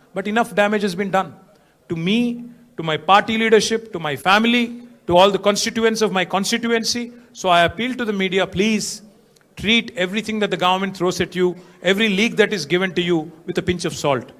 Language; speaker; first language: English; non-native, local second language; Telugu